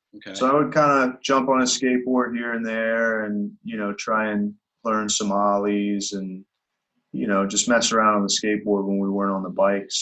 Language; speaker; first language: English; native; English